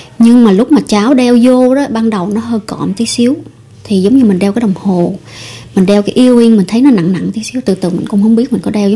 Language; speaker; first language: Vietnamese; early bilingual, heritage; Vietnamese